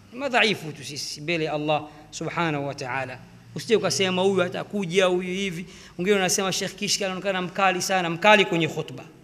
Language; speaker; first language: Swahili; native; Swahili